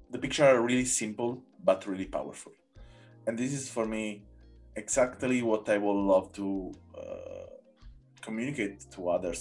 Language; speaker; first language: English; non-native, learner; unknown